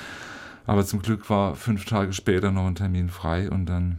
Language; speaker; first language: German; native; German